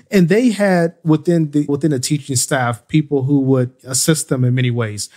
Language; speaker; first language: English; native; English